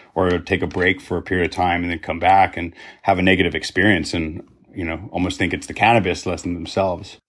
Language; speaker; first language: English; native; English